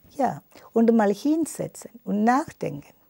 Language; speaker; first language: German; non-native, fluent; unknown